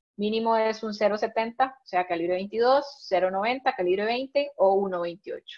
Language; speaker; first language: Spanish; native; Spanish